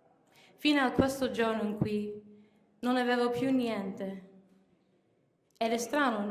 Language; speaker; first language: Italian; non-native, fluent; English